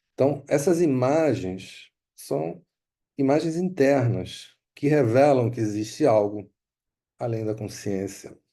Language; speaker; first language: Portuguese; early bilingual, other home language; Italian